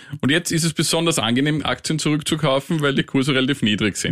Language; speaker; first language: German; native; German